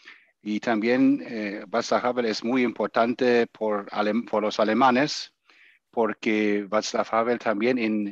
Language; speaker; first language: Spanish; non-native, fluent; German